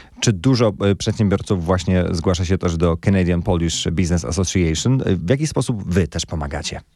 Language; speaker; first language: Polish; native; Polish